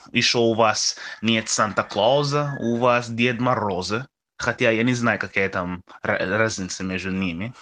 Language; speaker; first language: Russian; non-native, fluent; English